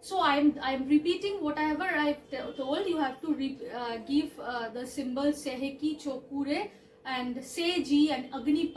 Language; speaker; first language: English; non-native, local second language; Bangla